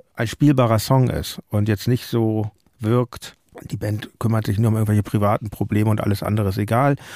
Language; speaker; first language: German; native; German